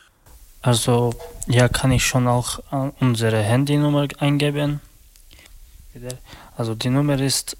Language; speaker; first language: German; non-native, learner; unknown